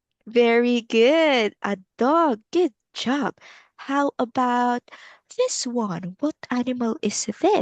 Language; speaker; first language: English; non-native, local second language; Filipino